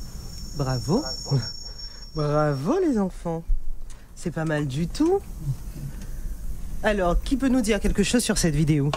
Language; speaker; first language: French; native; French